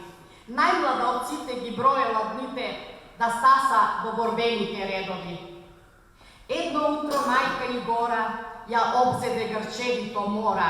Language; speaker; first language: Macedonian; native; Macedonian